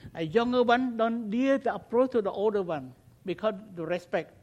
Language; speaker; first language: English; non-native, learner; Khmer